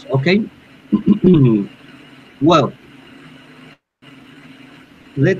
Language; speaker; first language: English; non-native, learner; Spanish